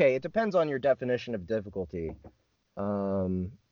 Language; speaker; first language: English; native; English